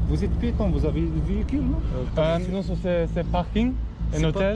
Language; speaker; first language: French; non-native, learner; German